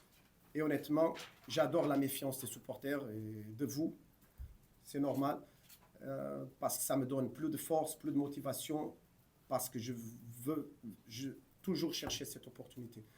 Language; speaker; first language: French; non-native, fluent; Portuguese